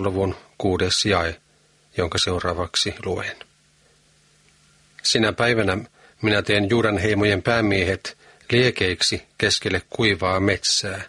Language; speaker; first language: Finnish; native; Finnish